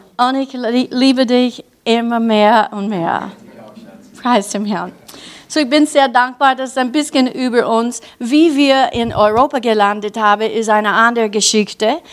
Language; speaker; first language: German; non-native, fluent; English